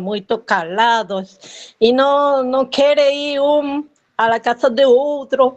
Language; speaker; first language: Portuguese; non-native, fluent; Spanish